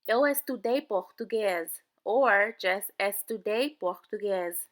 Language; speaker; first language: Portuguese; non-native, fluent; English